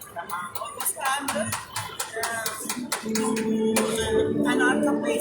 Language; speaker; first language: Hindi; non-native, learner; Persian